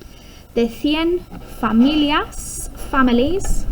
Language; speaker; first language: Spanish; non-native, fluent; English